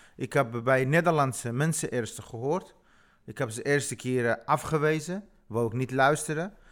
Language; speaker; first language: Dutch; non-native, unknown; Kurdish